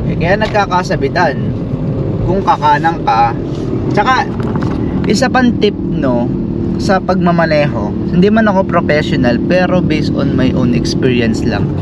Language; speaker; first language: Filipino; native; Filipino